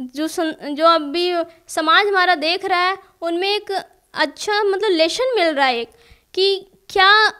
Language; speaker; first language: Hindi; native; Hindi